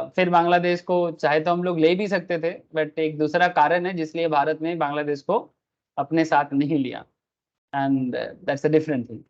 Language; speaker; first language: Hindi; non-native, local second language; Bangla